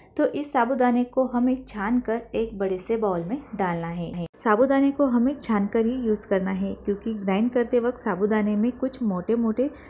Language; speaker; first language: Hindi; non-native, local second language; Marathi